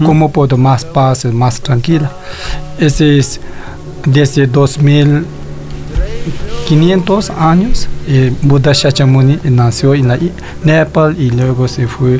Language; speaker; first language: Spanish; non-native, learner; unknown